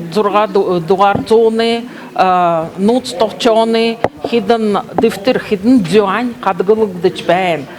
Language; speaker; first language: Mongolian; non-native, fluent; Russian